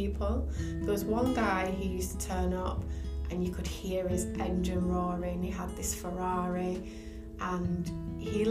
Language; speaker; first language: English; native; English